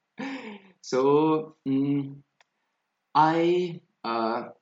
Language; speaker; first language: English; non-native, local second language; Hindi